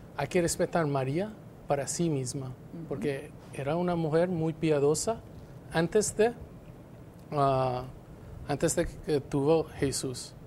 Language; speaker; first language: Spanish; non-native, fluent; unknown